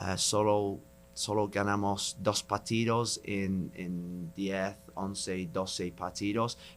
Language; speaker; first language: Spanish; non-native, learner; English